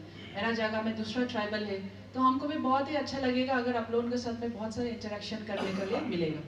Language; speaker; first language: Hindi; non-native, local second language; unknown